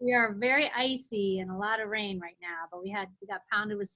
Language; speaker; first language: English; native; English